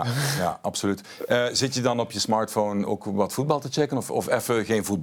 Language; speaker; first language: Dutch; native; Dutch